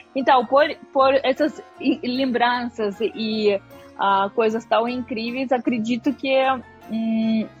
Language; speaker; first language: Portuguese; non-native, fluent; Russian